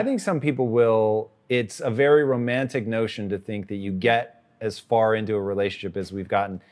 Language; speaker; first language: English; native; English